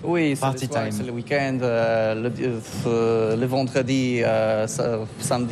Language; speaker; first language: French; non-native, learner; Polish